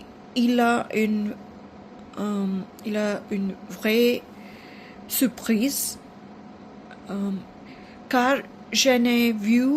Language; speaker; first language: French; non-native, fluent; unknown